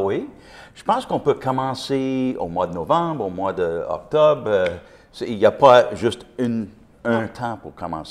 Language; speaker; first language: French; non-native, fluent; English